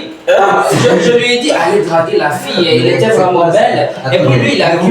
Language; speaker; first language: French; non-native, learner; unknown